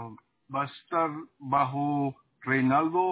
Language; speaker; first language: Spanish; early bilingual, heritage; Spanish